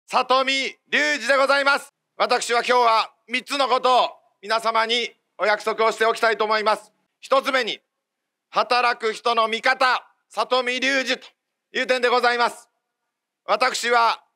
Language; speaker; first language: Japanese; native; Japanese